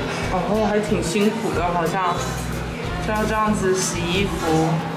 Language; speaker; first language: Chinese; early bilingual, heritage; Chinese